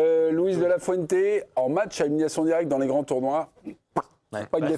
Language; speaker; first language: French; native; French